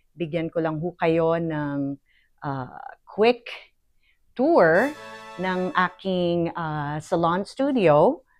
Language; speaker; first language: Filipino; native; Filipino